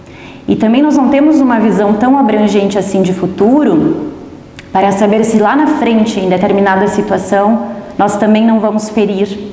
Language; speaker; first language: Portuguese; native; Portuguese